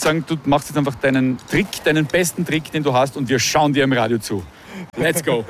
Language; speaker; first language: German; native; German